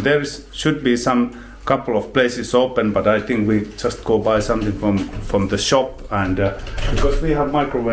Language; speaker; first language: English; non-native, learner; Finnish